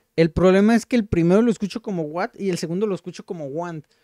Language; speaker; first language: Spanish; native; Spanish